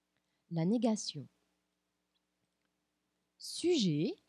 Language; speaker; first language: French; non-native, fluent; Portuguese